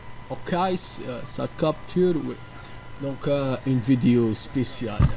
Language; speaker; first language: French; non-native, local second language; Arabic